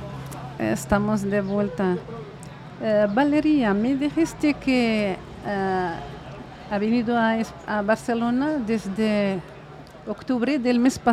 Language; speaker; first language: Spanish; non-native, fluent; Arabic